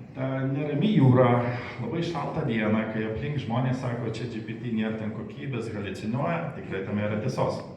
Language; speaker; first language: Lithuanian; non-native, local second language; Polish